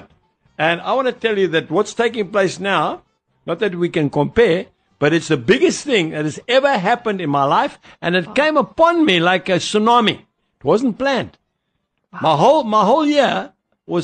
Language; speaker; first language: English; native; English